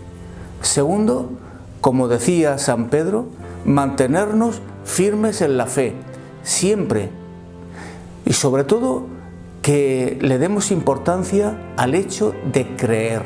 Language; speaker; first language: Spanish; native; Spanish